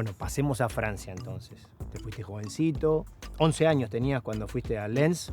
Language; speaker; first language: Spanish; native; Spanish